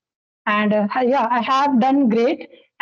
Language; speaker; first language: English; non-native, local second language; Dogri